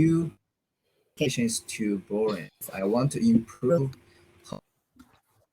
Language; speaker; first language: English; non-native, learner; Chinese